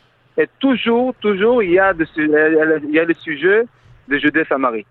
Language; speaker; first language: French; non-native, fluent; Hebrew